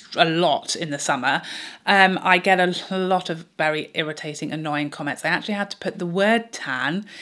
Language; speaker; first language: English; native; English